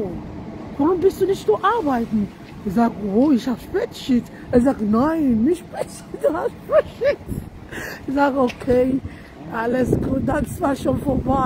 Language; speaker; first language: German; non-native, learner; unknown